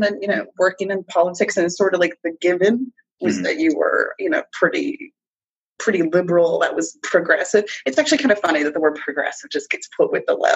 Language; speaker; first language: English; native; English